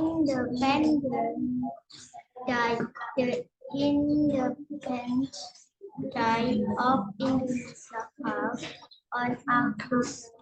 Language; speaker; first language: English; non-native, learner; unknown